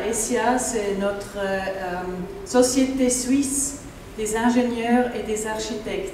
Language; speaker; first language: French; non-native, learner; German